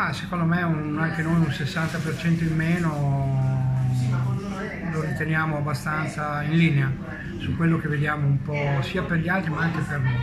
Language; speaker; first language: Italian; native; Italian